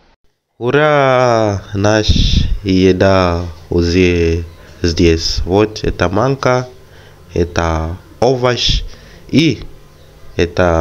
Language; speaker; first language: Russian; non-native, fluent; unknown